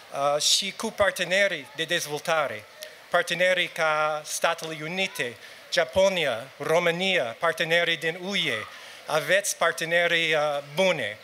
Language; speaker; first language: Romanian; non-native, learner; English